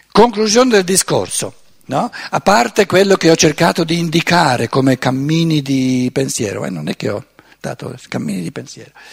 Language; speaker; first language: Italian; native; Italian